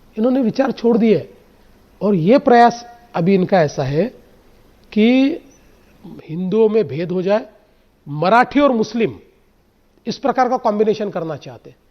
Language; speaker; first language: Hindi; non-native, local second language; Marathi